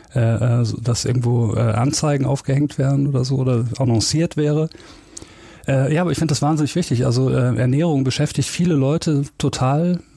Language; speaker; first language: German; native; German